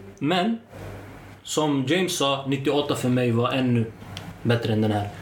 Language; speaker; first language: Swedish; early bilingual, other home language; Arabic